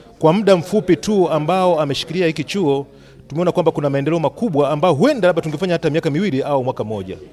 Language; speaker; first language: Swahili; native; Swahili